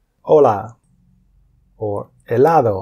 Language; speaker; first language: Spanish; non-native, fluent; English